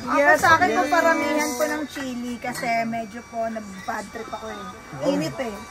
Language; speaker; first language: Filipino; non-native, local second language; Iloko